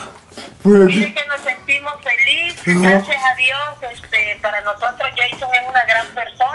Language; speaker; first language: Spanish; native; Spanish